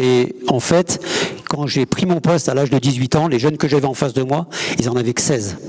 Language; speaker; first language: French; native; French